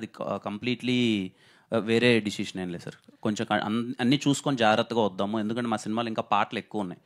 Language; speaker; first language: Telugu; native; Telugu